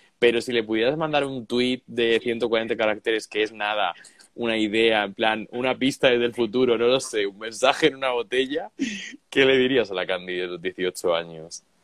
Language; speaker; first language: Spanish; native; Spanish